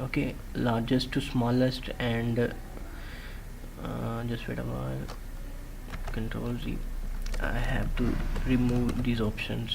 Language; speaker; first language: English; non-native, local second language; Urdu